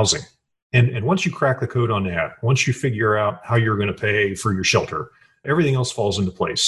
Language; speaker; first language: English; native; English